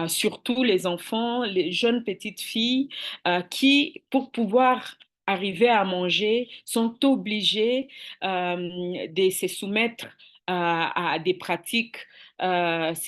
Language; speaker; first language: French; non-native, local second language; Swahili